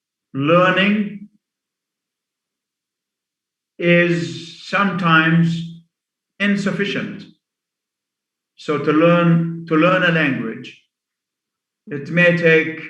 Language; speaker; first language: English; non-native, fluent; Arabic